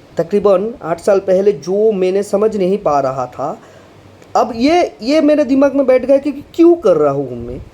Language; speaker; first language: Hindi; non-native, local second language; Bangla